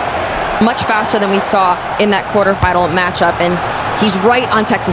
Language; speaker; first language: English; native; English